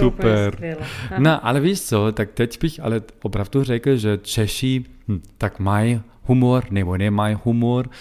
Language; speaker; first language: Czech; non-native, learner; German